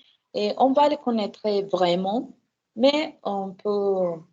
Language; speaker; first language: French; non-native, learner; Spanish